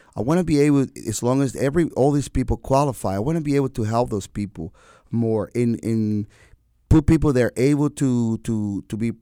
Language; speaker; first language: English; non-native, fluent; Spanish